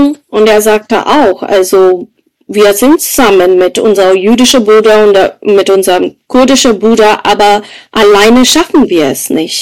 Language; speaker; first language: German; non-native, fluent; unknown